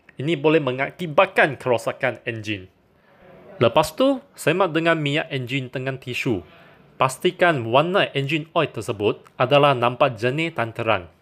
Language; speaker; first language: Malay; non-native, local second language; Chinese